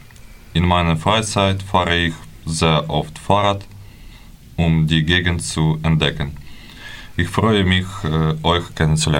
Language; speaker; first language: German; non-native, learner; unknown